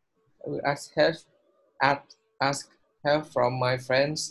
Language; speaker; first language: English; non-native, learner; Vietnamese